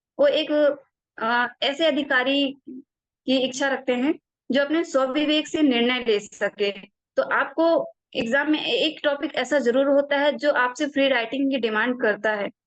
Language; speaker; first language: Hindi; native; Hindi